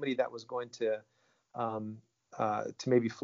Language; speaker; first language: English; native; English